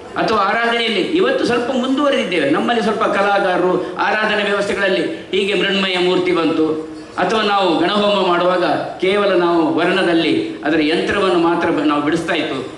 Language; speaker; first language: Kannada; non-native, local second language; Tulu